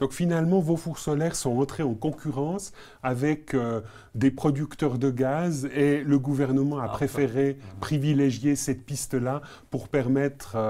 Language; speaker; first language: French; native; French